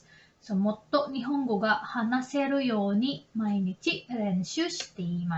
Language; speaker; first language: Japanese; non-native, learner; Filipino